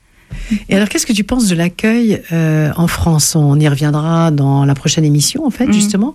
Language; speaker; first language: French; native; French